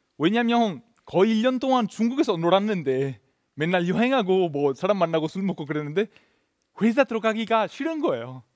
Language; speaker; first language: Korean; non-native, fluent; Italian